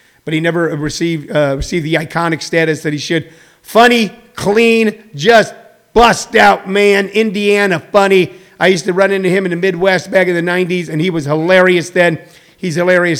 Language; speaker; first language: English; native; English